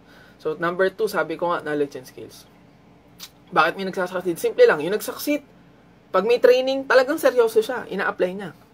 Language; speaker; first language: Filipino; native; Filipino